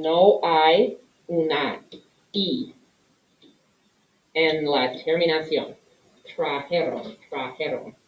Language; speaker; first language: Spanish; non-native, fluent; English